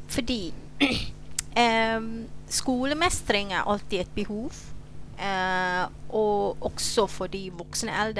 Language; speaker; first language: Norwegian; non-native, fluent; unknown